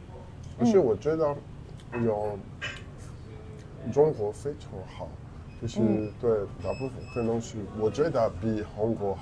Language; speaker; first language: Chinese; non-native, learner; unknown